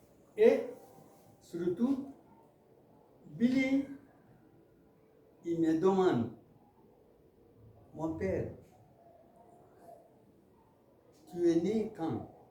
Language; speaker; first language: French; non-native, local second language; Mandingo